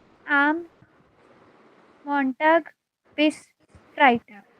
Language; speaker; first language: German; non-native, learner; Hindi